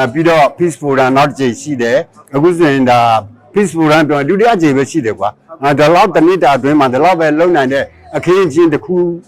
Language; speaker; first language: Burmese; non-native, local second language; S'gaw Karen